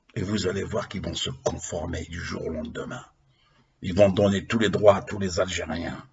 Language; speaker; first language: French; non-native, local second language; Arabic